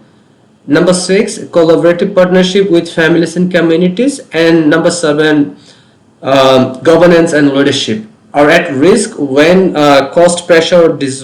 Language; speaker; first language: English; non-native, local second language; Bangla